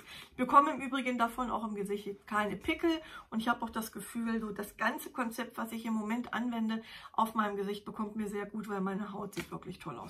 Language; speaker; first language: German; native; German